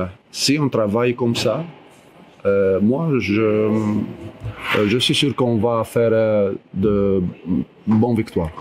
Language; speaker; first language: French; non-native, fluent; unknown